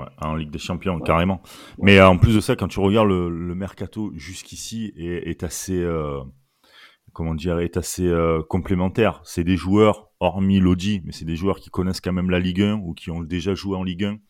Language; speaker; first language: French; native; French